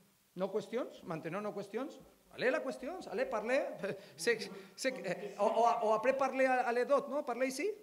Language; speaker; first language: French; non-native, learner; Spanish